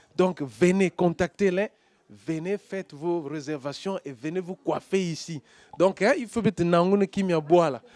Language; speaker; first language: French; non-native, local second language; Lingala